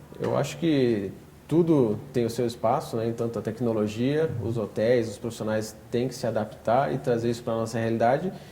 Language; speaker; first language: Portuguese; native; Portuguese